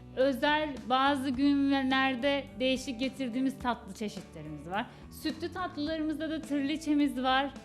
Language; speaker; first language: Turkish; native; Turkish